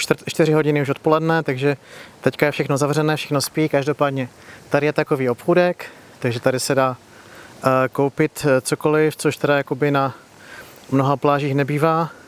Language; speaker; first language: Czech; native; Czech